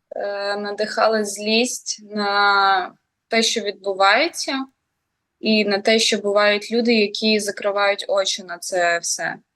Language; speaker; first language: Ukrainian; native; Ukrainian